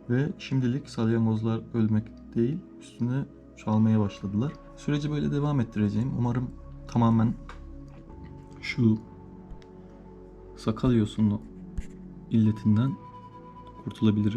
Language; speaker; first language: Turkish; native; Turkish